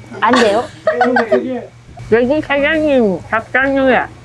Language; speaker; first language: Korean; non-native, fluent; Japanese